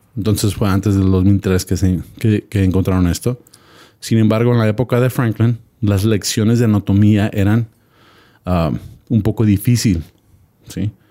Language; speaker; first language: Spanish; early bilingual, heritage; Spanish